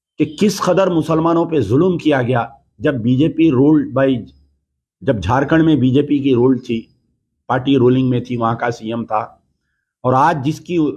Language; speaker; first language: Hindi; non-native, local second language; Urdu